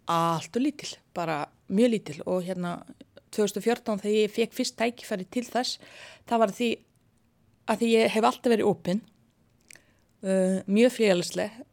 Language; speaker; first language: Icelandic; non-native, fluent; Bosnian